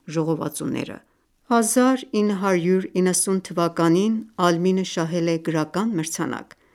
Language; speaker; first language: Armenian; early bilingual, heritage; Armenian